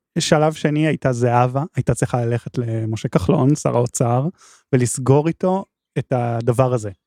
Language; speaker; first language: Hebrew; native; Hebrew